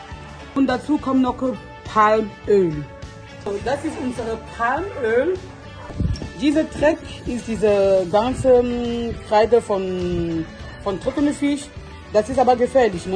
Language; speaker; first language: German; non-native, fluent; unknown